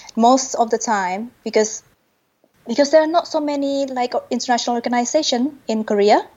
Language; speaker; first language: English; non-native, fluent; Indonesian